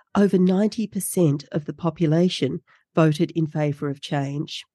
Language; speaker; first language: English; native; English